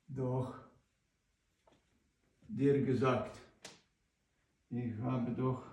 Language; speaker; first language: German; non-native, learner; Ukrainian